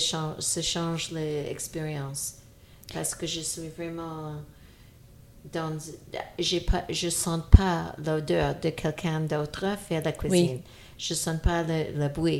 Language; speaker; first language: French; non-native, fluent; English